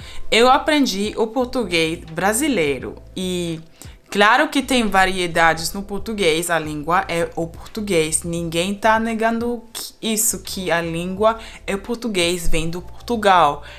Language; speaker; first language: Portuguese; non-native, fluent; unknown